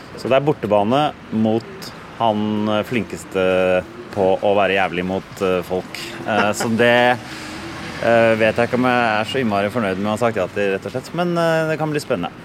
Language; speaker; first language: Norwegian; native; Norwegian